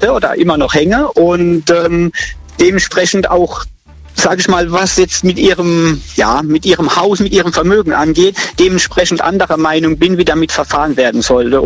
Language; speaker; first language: German; native; German